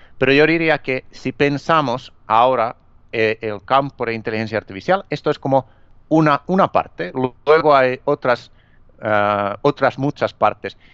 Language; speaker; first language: Spanish; non-native, fluent; Finnish